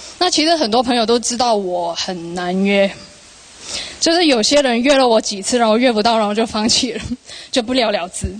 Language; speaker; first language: Chinese; non-native, local second language; Cantonese